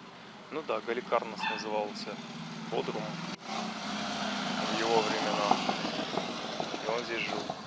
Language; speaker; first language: Russian; native; Russian